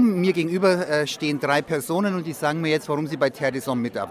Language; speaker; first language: German; native; German